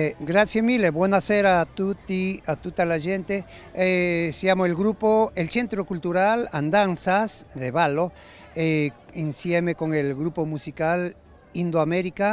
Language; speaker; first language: Italian; non-native, learner; Spanish